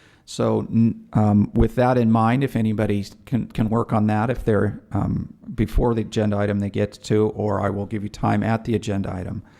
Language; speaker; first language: English; native; English